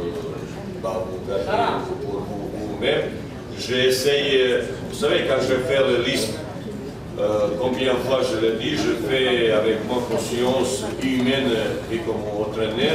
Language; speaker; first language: French; non-native, fluent; Bosnian